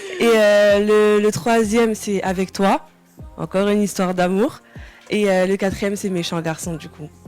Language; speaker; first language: French; early bilingual, other home language; Wolof